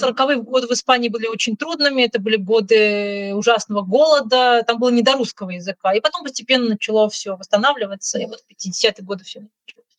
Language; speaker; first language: Russian; native; Russian